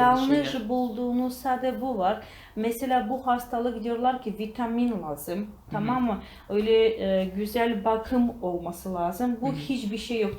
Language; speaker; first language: Turkish; non-native, learner; Georgian